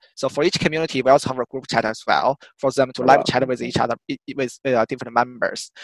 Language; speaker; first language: English; non-native, fluent; Chinese